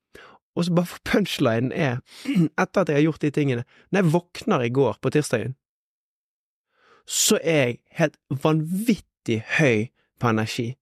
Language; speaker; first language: Norwegian; native; Norwegian